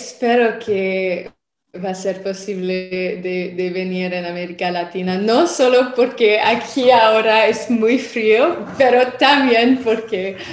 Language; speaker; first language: Spanish; non-native, learner; French